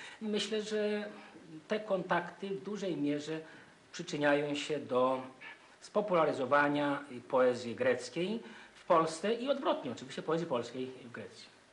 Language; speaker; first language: Polish; non-native, fluent; Greek